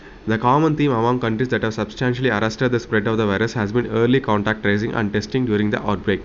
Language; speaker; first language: English; non-native, local second language; Tamil